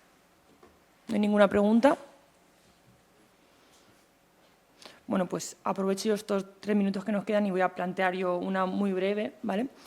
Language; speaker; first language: Spanish; native; Spanish